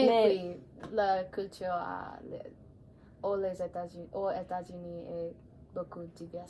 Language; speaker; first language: French; non-native, learner; English